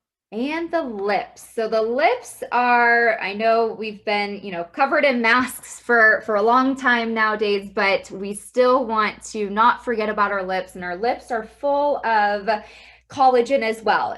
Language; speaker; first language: English; native; English